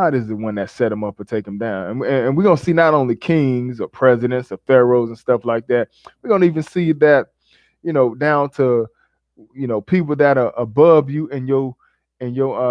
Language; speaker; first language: English; native; English